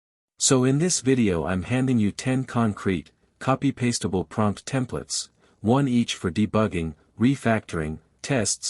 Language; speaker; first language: English; native; English